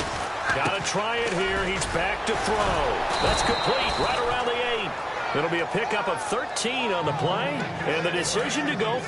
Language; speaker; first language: English; native; English